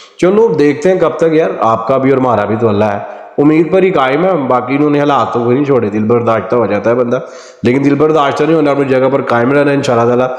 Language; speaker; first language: Urdu; non-native, local second language; Punjabi